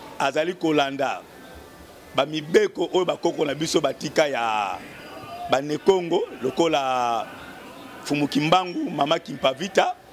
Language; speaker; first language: Lingala; non-native, local second language; Kongo